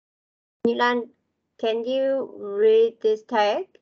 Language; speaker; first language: English; non-native, learner; Vietnamese